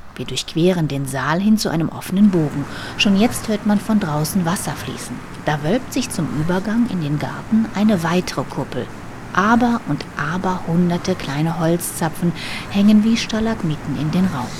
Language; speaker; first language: German; native; German